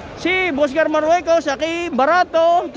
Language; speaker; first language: Spanish; non-native, learner; Filipino